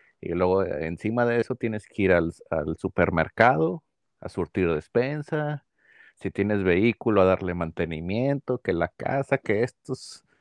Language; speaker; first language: Spanish; native; Spanish